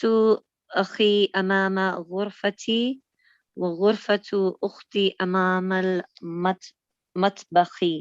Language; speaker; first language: Arabic; non-native, learner; English